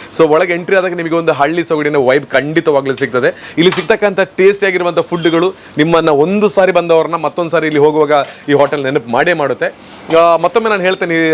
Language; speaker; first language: Kannada; native; Kannada